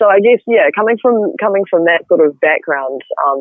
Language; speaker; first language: English; native; English